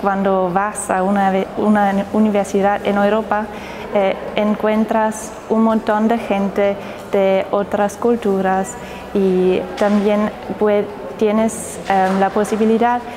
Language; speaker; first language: Spanish; non-native, fluent; German